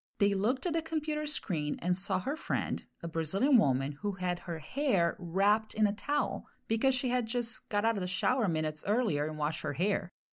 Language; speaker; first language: English; non-native, fluent; Portuguese